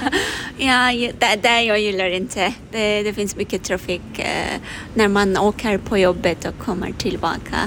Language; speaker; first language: Swedish; non-native, learner; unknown